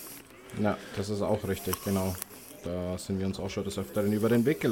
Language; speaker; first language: German; native; German